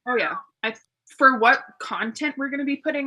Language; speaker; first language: English; native; English